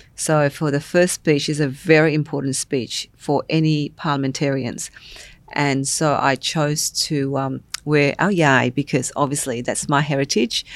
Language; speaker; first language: English; non-native, local second language; Vietnamese